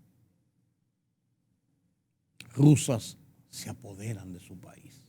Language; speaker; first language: Spanish; native; Spanish